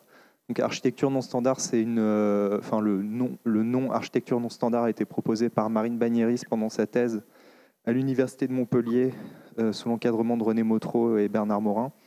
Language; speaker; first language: French; native; French